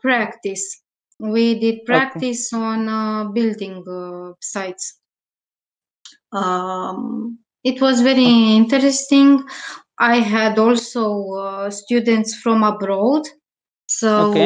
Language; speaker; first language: English; non-native, learner; Romanian